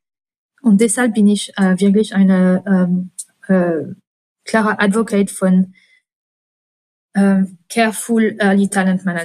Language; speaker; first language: German; non-native, fluent; French